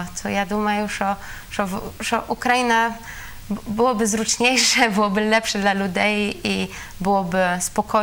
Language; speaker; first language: Ukrainian; non-native, learner; Polish